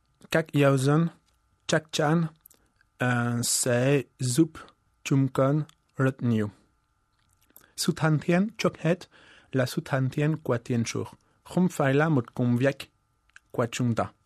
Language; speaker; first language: Vietnamese; non-native, fluent; French